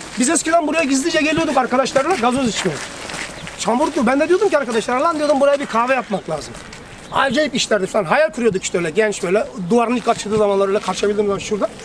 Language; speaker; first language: Turkish; early bilingual, heritage; Turkish